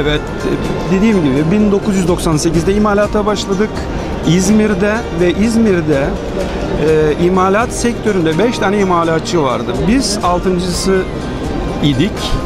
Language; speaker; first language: Turkish; early bilingual, heritage; Turkish